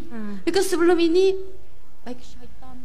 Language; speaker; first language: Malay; non-native, fluent; Korean